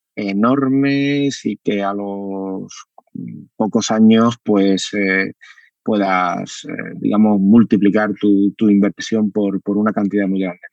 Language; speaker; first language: Spanish; native; Spanish